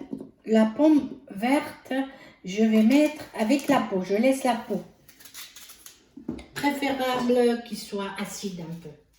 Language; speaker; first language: French; non-native, fluent; Arabic